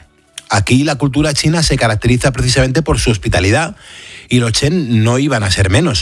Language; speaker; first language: Spanish; native; Spanish